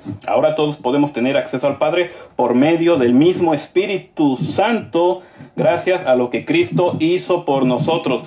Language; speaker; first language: Spanish; native; Spanish